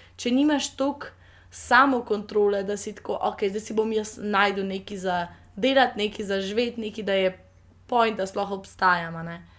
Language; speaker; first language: Slovenian; native; Slovenian